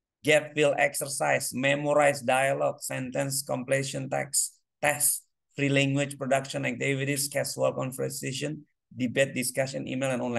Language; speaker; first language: English; non-native, fluent; Indonesian